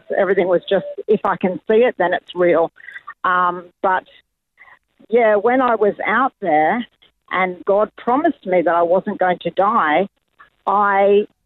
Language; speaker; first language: English; native; English